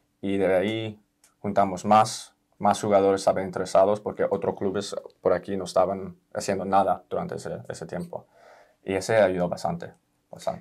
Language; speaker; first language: Spanish; early bilingual, heritage; Spanish